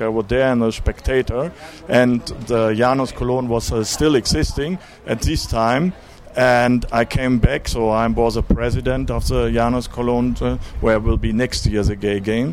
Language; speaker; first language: English; non-native, learner; German